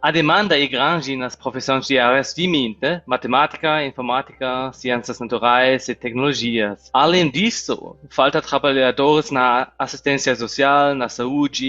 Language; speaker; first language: Portuguese; non-native, fluent; German